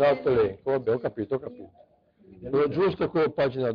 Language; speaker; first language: Italian; native; Italian